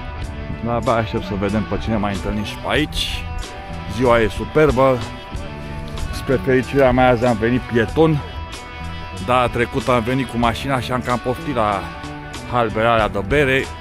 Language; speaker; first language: Romanian; native; Romanian